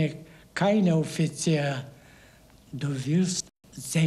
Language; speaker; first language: German; non-native, learner; Bulgarian